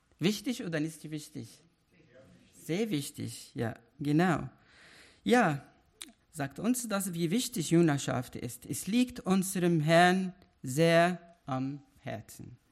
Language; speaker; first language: German; non-native, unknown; Arabic